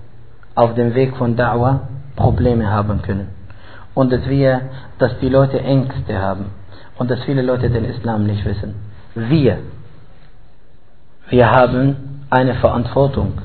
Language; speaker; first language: German; non-native, fluent; Arabic